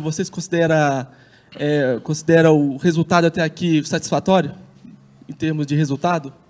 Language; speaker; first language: Portuguese; native; Portuguese